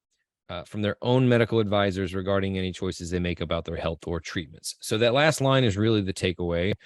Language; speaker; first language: English; native; English